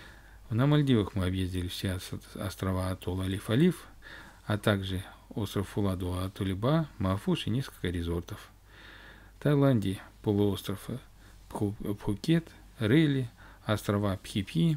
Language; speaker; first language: Russian; native; Russian